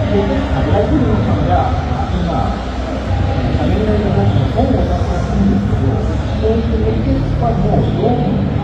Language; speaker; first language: Japanese; non-native, fluent; Portuguese